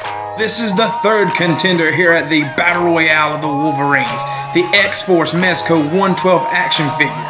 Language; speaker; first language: English; native; English